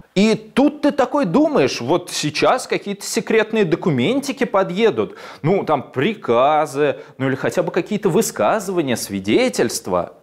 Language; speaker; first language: Russian; native; Russian